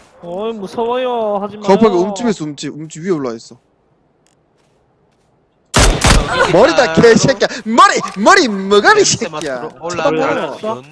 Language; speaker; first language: Korean; native; Korean